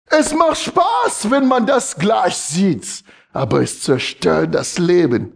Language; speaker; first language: German; non-native, fluent; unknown